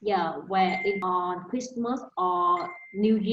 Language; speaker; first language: English; non-native, learner; Vietnamese